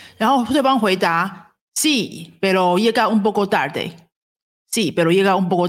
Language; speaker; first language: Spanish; non-native, fluent; Chinese